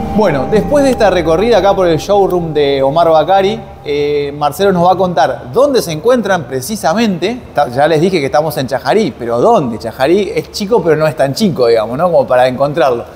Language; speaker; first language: Spanish; native; Spanish